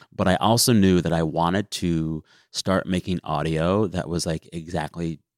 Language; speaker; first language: English; native; English